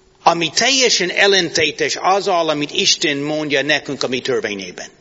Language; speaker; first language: Hungarian; non-native, fluent; English